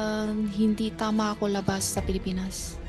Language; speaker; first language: Filipino; non-native, learner; Chinese